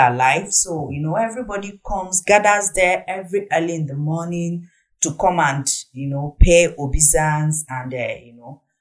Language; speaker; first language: English; non-native, local second language; Igbo